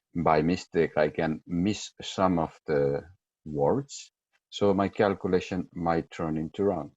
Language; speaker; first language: English; non-native, local second language; Nepali